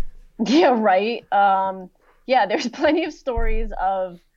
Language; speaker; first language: English; native; English